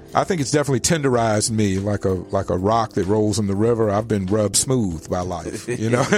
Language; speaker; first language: English; native; English